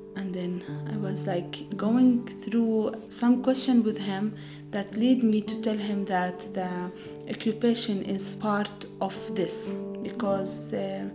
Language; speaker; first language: English; non-native, fluent; Arabic